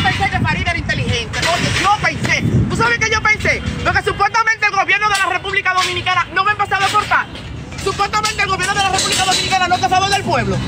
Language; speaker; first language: Spanish; native; Spanish